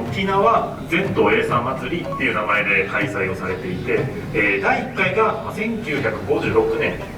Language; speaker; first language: Japanese; native; Japanese